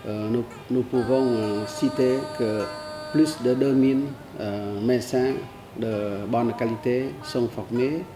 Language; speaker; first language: French; non-native, learner; Vietnamese